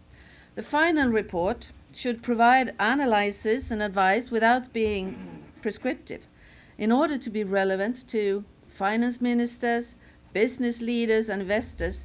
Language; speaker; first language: English; non-native, fluent; Swedish